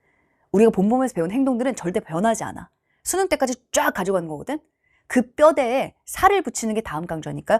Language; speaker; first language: Korean; native; Korean